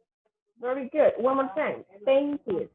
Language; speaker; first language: English; non-native, fluent; Spanish